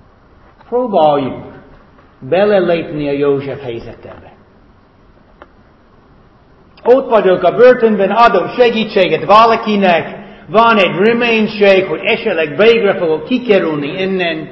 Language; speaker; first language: Hungarian; non-native, fluent; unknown